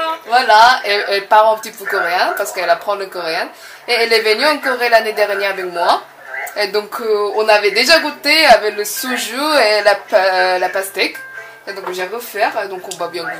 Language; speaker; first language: French; non-native, learner; Korean